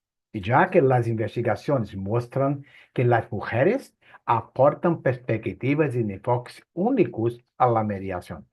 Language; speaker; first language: Spanish; non-native, fluent; Portuguese